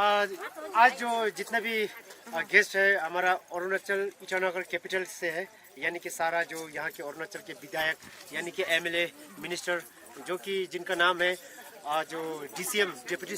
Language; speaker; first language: Hindi; non-native, local second language; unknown